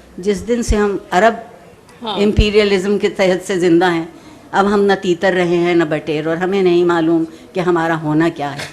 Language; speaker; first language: Urdu; native; Urdu